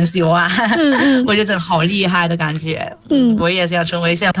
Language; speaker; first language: Chinese; non-native, fluent; Vietnamese